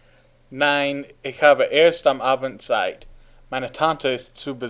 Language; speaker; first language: German; non-native, fluent; English